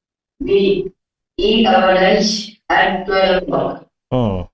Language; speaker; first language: English; non-native, learner; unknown